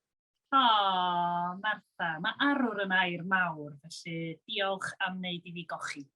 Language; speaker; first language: Welsh; native; Welsh